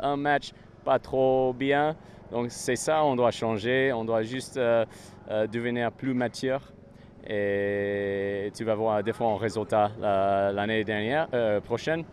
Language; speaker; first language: French; non-native, fluent; English